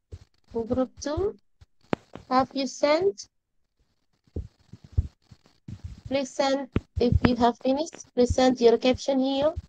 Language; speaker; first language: English; non-native, learner; Indonesian